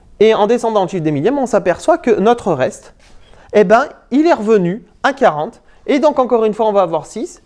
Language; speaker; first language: French; native; French